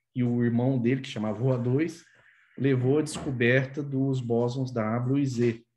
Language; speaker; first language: Portuguese; native; Portuguese